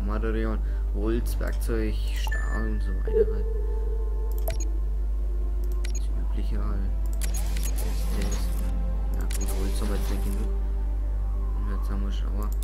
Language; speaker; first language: German; native; German